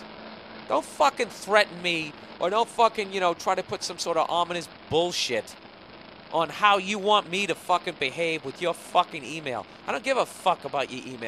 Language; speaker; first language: English; native; English